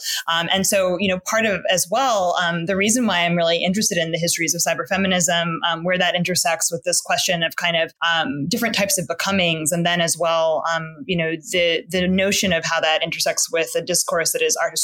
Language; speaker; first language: English; native; English